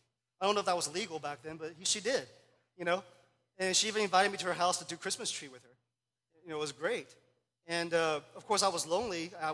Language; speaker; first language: English; early bilingual, other home language; Chinese